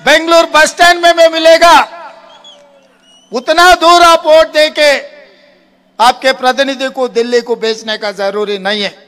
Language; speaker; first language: Hindi; non-native, local second language; Telugu